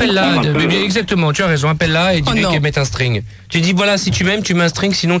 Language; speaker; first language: French; native; French